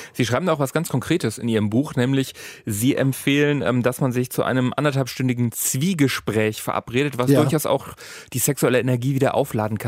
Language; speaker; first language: German; native; German